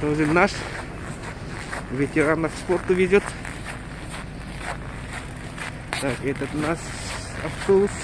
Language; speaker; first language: Russian; non-native, local second language; Yakut